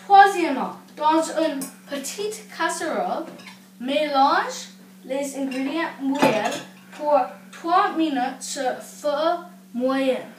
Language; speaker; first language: French; non-native, learner; English